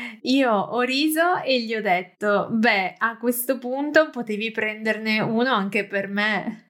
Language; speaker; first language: Italian; native; Italian